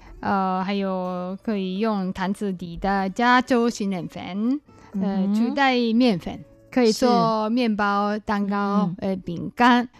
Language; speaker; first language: Chinese; non-native, learner; Japanese